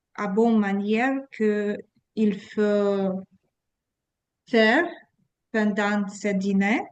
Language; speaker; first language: French; non-native, learner; Ukrainian